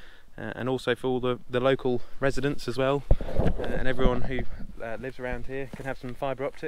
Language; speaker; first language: English; native; English